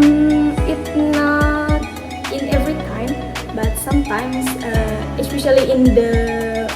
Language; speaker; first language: English; non-native, learner; Indonesian